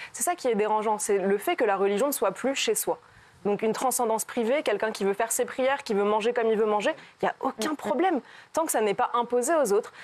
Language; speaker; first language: French; native; French